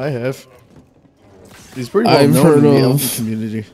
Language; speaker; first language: English; native; English